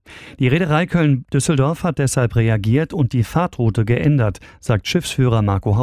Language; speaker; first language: German; native; German